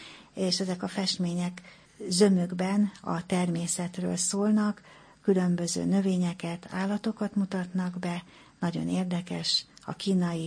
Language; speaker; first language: Hungarian; native; Hungarian